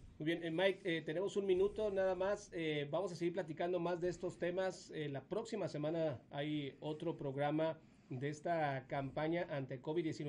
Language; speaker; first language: Spanish; native; Spanish